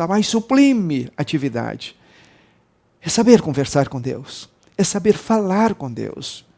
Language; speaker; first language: Portuguese; native; Portuguese